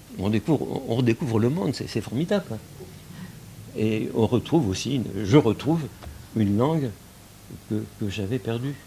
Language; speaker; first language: French; early bilingual, other home language; Yiddish